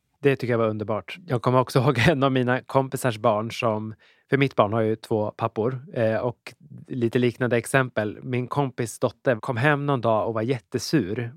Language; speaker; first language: Swedish; native; Swedish